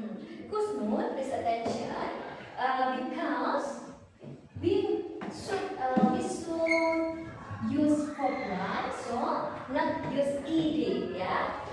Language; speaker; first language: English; non-native, learner; Indonesian